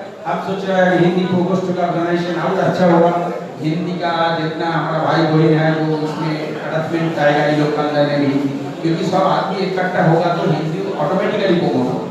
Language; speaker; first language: Hindi; non-native, local second language; Bangla